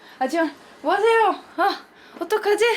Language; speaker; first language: Korean; non-native, learner; Norwegian